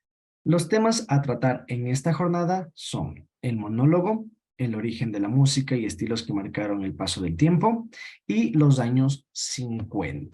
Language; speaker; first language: Spanish; native; Spanish